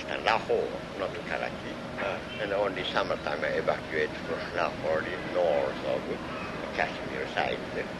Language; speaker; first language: English; non-native, learner; Japanese